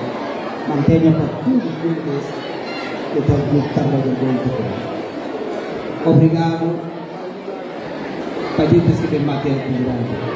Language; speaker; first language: Portuguese; non-native, local second language; Upper Guinea Crioulo